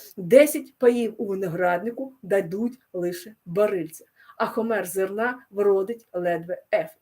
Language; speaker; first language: Ukrainian; non-native, local second language; Russian